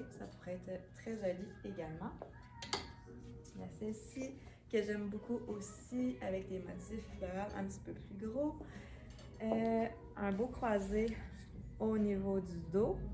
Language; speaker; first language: French; native; French